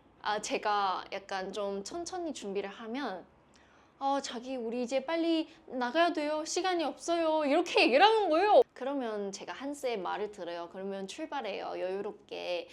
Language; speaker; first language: Korean; non-native, fluent; Chinese